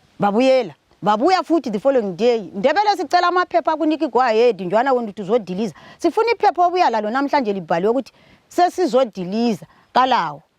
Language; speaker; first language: Zulu; native; Zulu